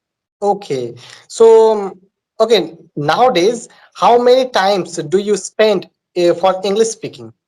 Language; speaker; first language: English; non-native, learner; Bangla